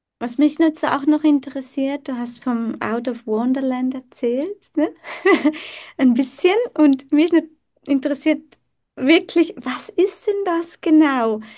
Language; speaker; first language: German; early bilingual, heritage; German